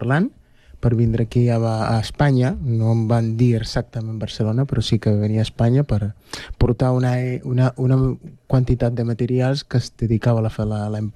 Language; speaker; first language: Catalan; non-native, fluent; Spanish